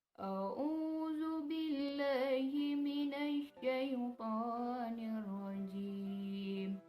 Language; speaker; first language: Malay; non-native, local second language; Minangkabau